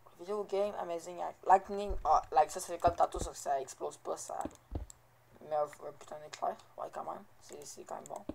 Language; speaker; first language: French; native; French